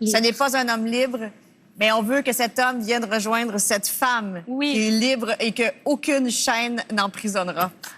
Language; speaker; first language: French; native; French